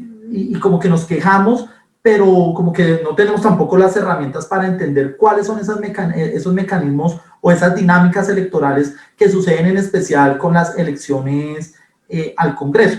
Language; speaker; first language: Spanish; native; Spanish